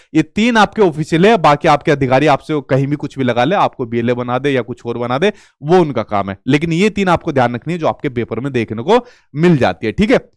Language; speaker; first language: Hindi; native; Hindi